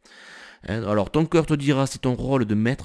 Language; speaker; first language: French; native; French